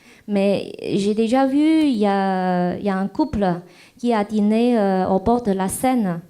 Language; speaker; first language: French; non-native, fluent; Chinese